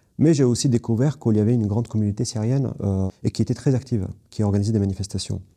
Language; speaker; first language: French; non-native, fluent; Kurdish